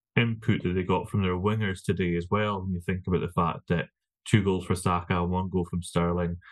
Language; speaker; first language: English; native; English